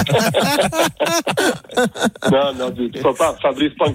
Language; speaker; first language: French; non-native, fluent; Portuguese